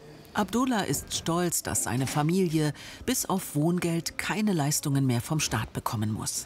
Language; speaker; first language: German; native; German